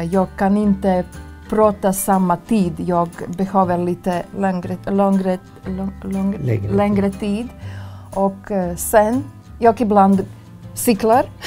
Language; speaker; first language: Swedish; non-native, learner; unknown